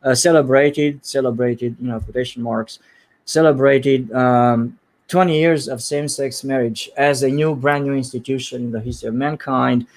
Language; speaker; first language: English; non-native, fluent; Romanian